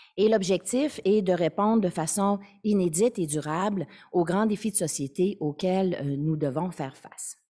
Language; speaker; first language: French; native; French